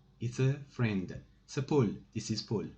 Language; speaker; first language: English; non-native, fluent; Persian